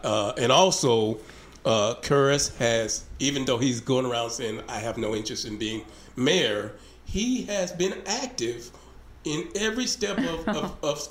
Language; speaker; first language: English; native; English